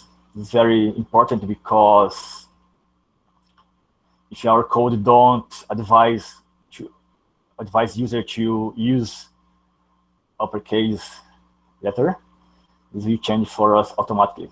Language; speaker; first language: English; non-native, learner; Portuguese